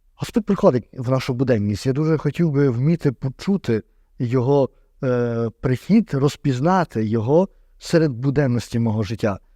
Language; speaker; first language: Ukrainian; native; Ukrainian